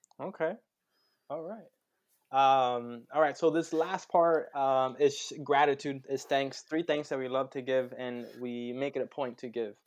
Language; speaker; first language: English; native; English